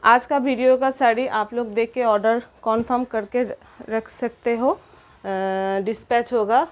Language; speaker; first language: Hindi; non-native, local second language; Bangla